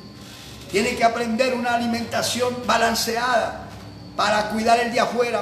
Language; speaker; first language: Spanish; native; Spanish